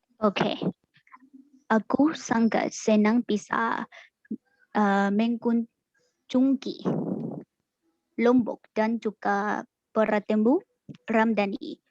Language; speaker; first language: Indonesian; non-native, learner; Thai